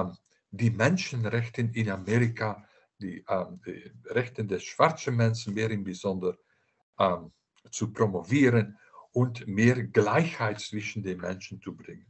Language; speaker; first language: German; non-native, fluent; Dutch